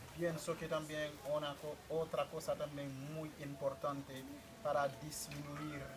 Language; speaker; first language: Spanish; non-native, fluent; Haitian Creole